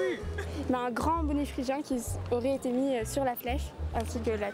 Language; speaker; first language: French; native; French